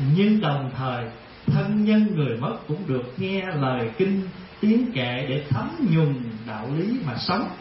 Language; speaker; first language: Vietnamese; early bilingual, heritage; Vietnamese